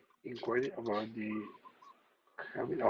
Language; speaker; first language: English; non-native, learner; Spanish